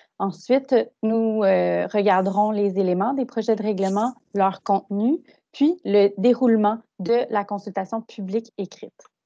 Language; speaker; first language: French; native; French